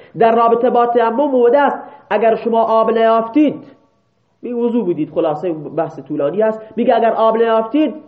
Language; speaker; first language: Persian; non-native, local second language; Baluchi